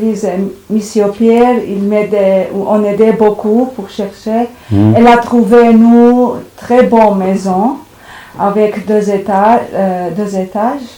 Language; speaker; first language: French; non-native, learner; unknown